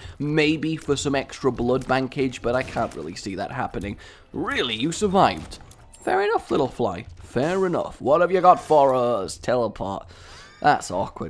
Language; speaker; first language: English; native; English